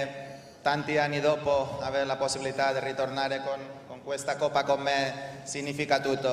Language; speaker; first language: Italian; non-native, fluent; Spanish